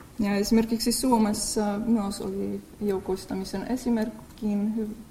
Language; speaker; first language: Finnish; non-native, fluent; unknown